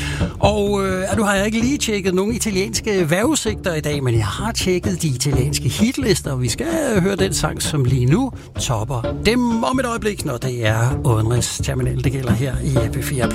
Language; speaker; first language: Danish; native; Danish